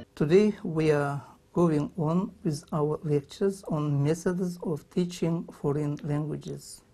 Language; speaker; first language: English; non-native, fluent; Kazakh